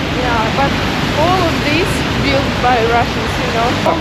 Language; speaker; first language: English; non-native, learner; Russian